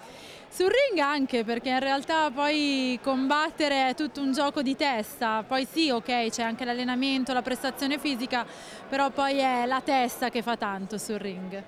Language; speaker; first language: Italian; native; Italian